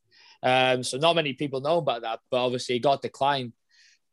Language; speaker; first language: English; native; English